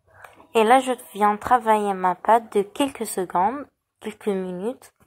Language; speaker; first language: French; non-native, local second language; Arabic